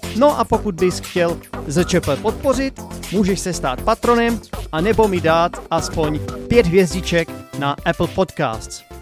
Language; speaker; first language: Czech; native; Czech